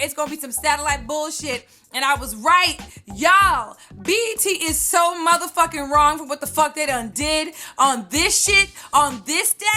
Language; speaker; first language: English; native; English